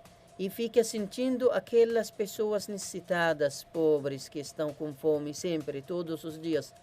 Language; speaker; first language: Portuguese; non-native, learner; Arabic